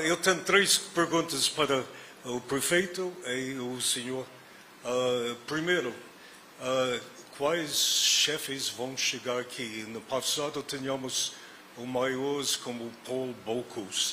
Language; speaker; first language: Portuguese; non-native, fluent; English